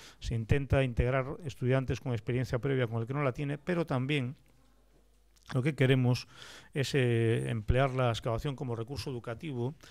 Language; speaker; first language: Spanish; native; Spanish